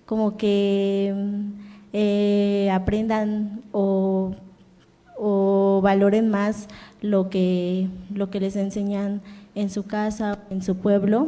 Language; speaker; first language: Spanish; non-native, local second language; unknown